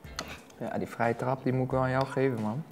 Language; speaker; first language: Dutch; native; Dutch